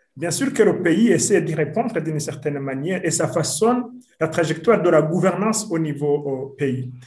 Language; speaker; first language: French; non-native, local second language; Rundi